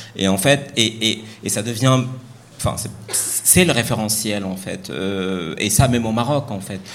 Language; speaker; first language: French; non-native, local second language; Arabic